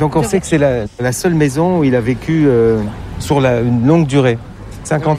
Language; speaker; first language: French; native; French